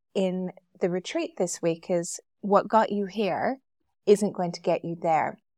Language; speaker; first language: English; native; English